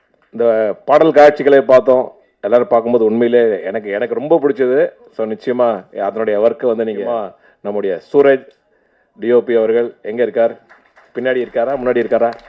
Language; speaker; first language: Tamil; native; Tamil